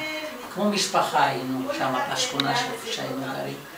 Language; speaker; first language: Hebrew; non-native, fluent; Georgian